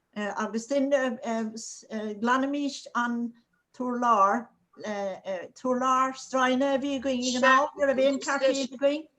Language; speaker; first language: Irish; native; Irish